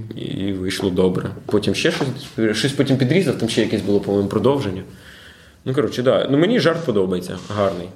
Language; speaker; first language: Ukrainian; non-native, local second language; Russian